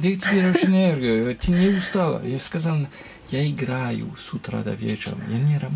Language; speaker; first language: Russian; non-native, learner; French